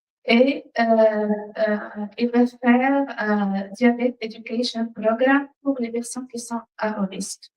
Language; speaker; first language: French; non-native, fluent; Arabic